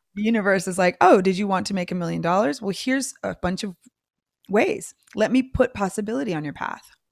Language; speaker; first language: English; native; English